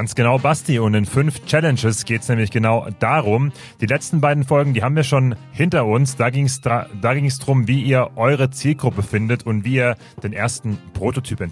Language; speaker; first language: German; native; German